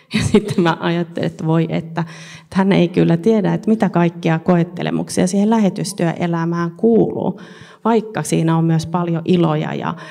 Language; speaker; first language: Finnish; native; Finnish